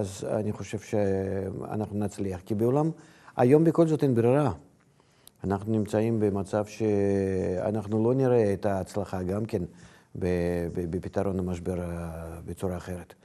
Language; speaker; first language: Hebrew; non-native, fluent; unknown